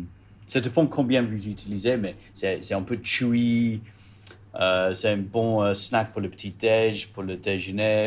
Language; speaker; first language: French; non-native, learner; English